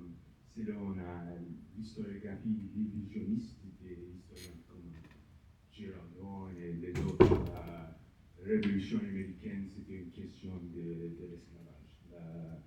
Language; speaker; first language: French; non-native, fluent; English